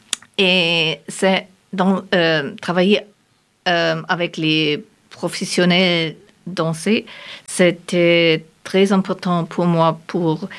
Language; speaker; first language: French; non-native, learner; German